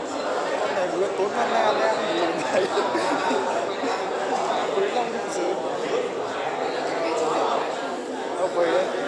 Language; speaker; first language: Vietnamese; native; Vietnamese